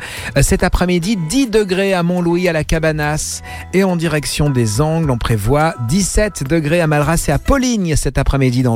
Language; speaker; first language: French; native; French